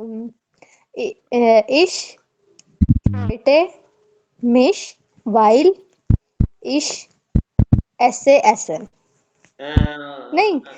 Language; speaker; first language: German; non-native, learner; Urdu